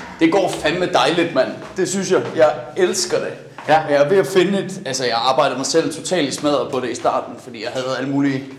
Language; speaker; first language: Danish; early bilingual, other home language; Persian